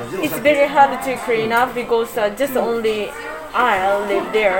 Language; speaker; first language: English; non-native, learner; Japanese